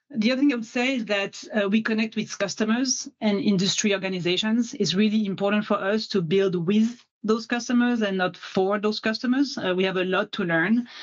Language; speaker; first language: English; non-native, fluent; French